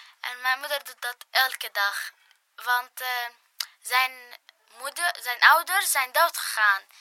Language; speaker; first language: Dutch; non-native, learner; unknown